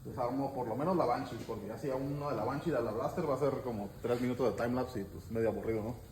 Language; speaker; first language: Spanish; early bilingual, heritage; Spanish